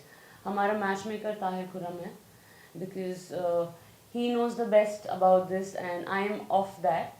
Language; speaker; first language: Hindi; native; Hindi